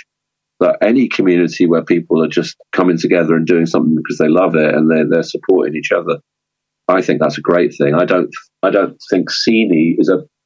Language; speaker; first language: English; native; English